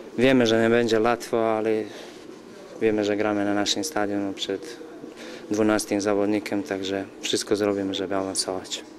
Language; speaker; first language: Polish; non-native, fluent; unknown